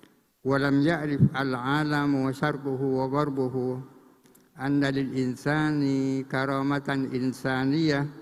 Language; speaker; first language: Arabic; non-native, fluent; Indonesian